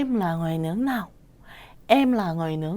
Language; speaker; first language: Vietnamese; non-native, fluent; Korean